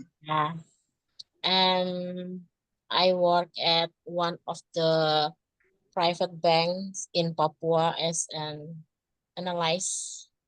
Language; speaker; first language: English; non-native, learner; Indonesian